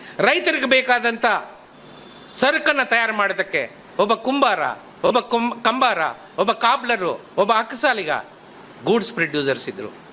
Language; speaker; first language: Kannada; non-native, local second language; Telugu